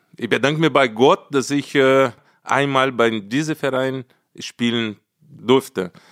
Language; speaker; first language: German; non-native, fluent; Portuguese